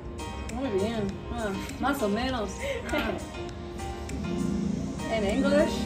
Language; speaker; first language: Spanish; non-native, learner; English